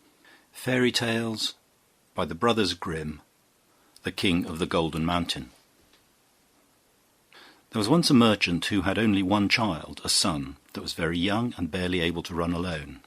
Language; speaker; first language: English; native; English